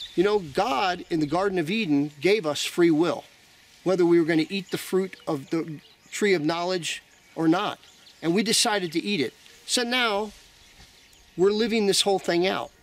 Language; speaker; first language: English; native; English